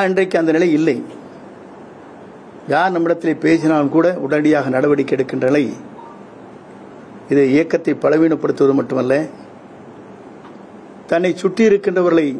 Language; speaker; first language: Tamil; native; Tamil